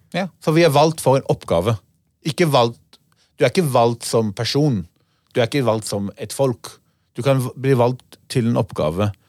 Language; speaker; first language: Norwegian; non-native, fluent; Hebrew